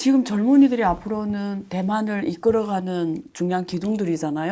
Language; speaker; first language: Korean; native; Korean